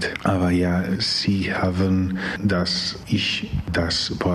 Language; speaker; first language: German; non-native, learner; Spanish